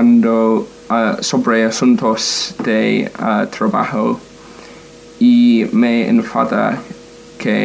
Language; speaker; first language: Spanish; non-native, learner; English